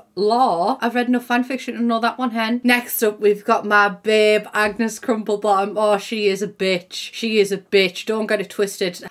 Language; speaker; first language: English; native; English